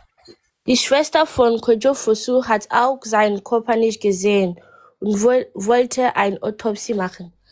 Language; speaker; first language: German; non-native, learner; Akan